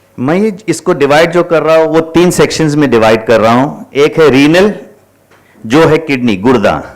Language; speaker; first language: Hindi; non-native, local second language; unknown